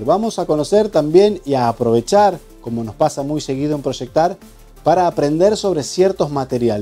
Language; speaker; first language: Spanish; native; Spanish